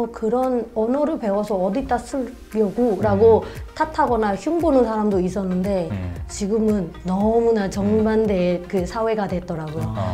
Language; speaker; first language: Korean; non-native, fluent; Burmese